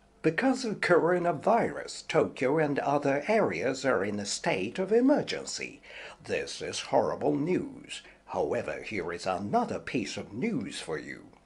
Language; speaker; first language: English; non-native, fluent; Japanese